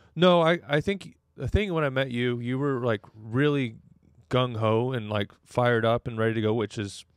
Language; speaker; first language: English; native; English